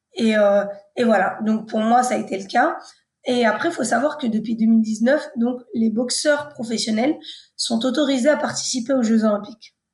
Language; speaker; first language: French; native; French